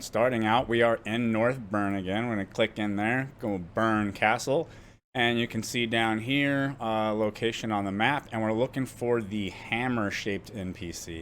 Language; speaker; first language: English; native; English